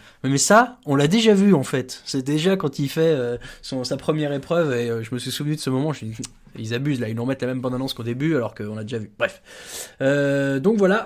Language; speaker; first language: French; native; French